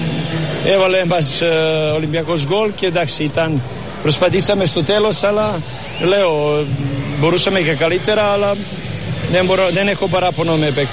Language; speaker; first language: Greek; non-native, learner; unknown